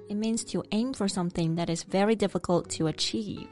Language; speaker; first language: English; non-native, fluent; Chinese